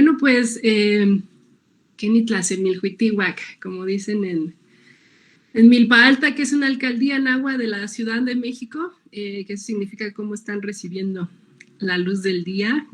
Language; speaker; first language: Spanish; native; Spanish